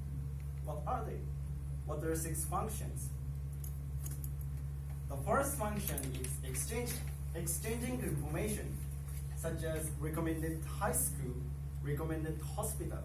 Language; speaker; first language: English; non-native, learner; Japanese